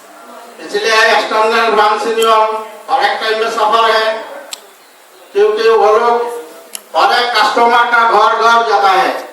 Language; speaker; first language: Hindi; non-native, local second language; Mizo